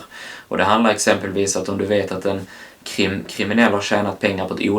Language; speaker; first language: Swedish; native; Swedish